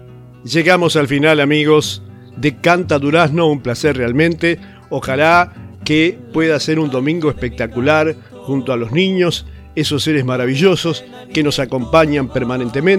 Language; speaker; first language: Spanish; native; Spanish